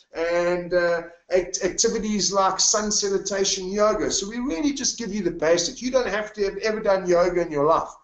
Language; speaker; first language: English; native; English